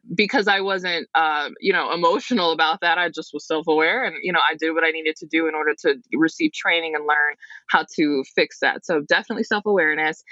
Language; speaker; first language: English; native; English